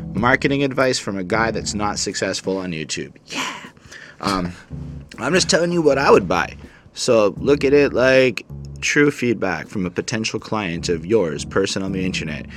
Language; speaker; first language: English; native; English